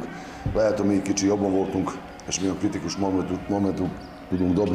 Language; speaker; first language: Hungarian; non-native, learner; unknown